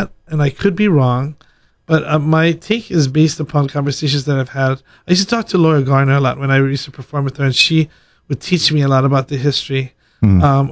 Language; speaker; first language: English; native; English